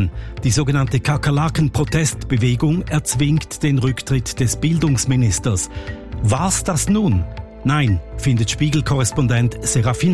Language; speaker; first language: German; native; German